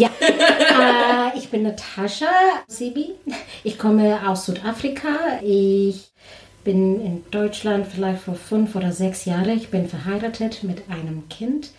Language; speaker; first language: German; non-native, learner; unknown